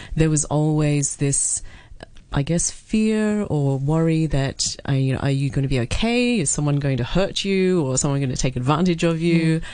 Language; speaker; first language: English; native; English